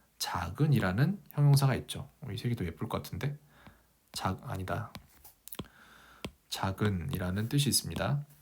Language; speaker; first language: Korean; native; Korean